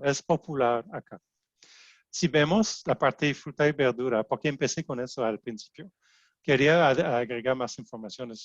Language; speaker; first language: Spanish; non-native, fluent; French